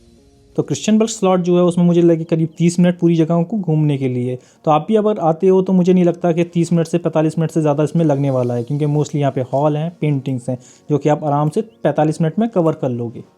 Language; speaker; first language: Hindi; native; Hindi